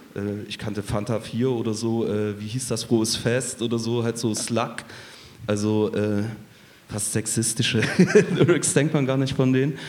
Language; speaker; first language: German; native; German